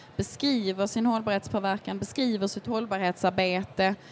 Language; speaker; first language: Swedish; native; Swedish